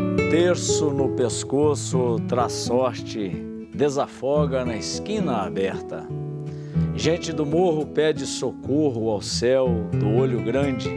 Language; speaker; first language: Portuguese; native; Portuguese